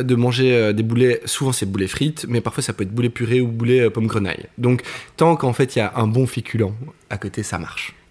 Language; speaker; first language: French; native; French